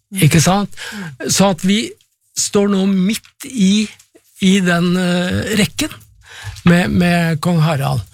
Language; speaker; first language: Norwegian; native; Norwegian